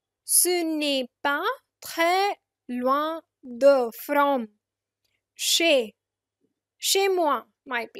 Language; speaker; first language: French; non-native, fluent; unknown